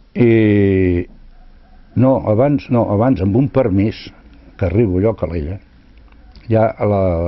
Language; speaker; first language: Catalan; non-native, local second language; Spanish